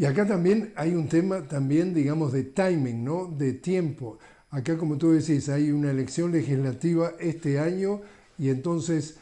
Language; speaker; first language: Spanish; native; Spanish